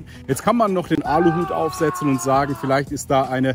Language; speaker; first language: German; native; German